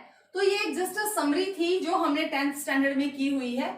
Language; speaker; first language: Hindi; native; Hindi